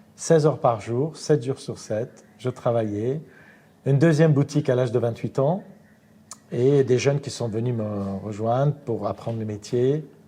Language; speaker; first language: French; non-native, fluent; Armenian